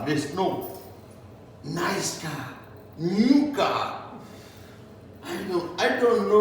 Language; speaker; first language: English; non-native, learner; Haitian Creole